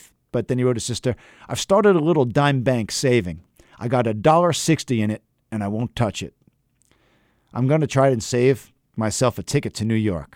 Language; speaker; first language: English; native; English